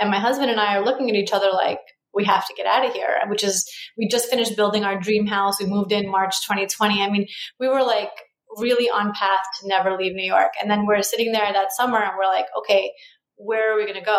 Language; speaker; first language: English; native; English